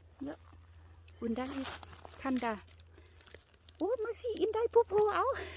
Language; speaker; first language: German; non-native, learner; Thai